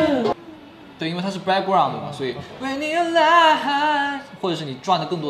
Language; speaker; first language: Chinese; native; Chinese